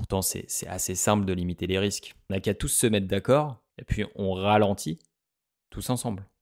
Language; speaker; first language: French; native; French